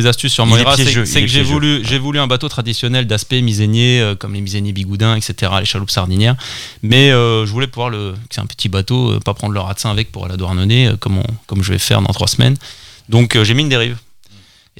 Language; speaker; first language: French; native; French